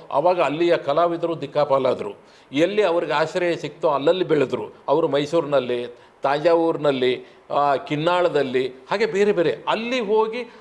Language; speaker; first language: Kannada; native; Kannada